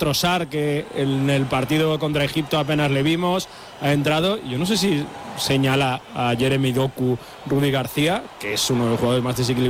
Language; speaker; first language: Spanish; native; Spanish